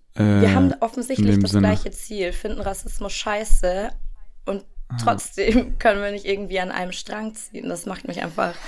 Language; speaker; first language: German; native; German